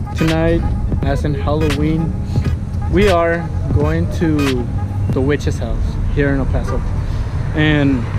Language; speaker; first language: English; early bilingual, other home language; Spanish